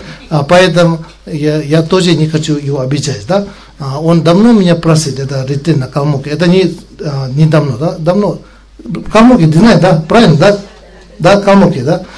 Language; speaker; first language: Russian; non-native, learner; Tibetan